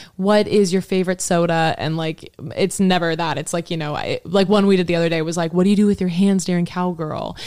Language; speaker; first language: English; native; English